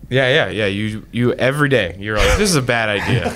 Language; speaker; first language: English; native; English